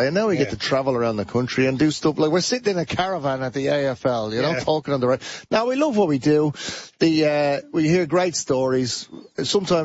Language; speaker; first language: English; native; English